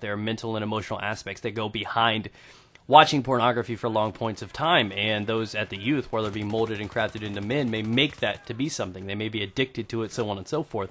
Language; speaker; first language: English; native; English